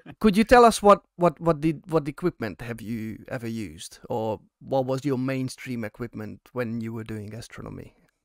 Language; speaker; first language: English; non-native, fluent; Hungarian